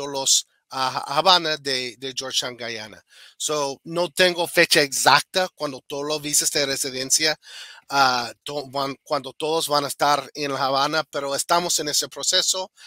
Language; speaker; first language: Spanish; non-native, fluent; English